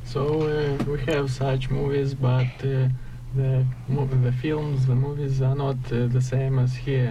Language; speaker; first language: English; non-native, learner; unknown